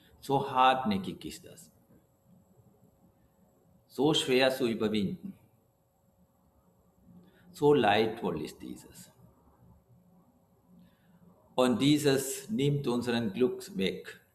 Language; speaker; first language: German; non-native, fluent; Sinhala